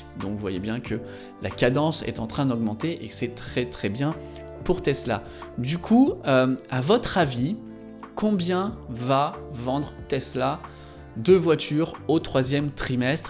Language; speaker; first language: French; native; French